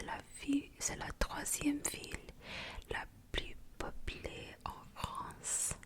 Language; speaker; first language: French; non-native, fluent; Japanese